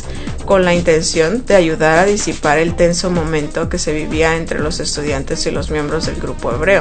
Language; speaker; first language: Spanish; native; Spanish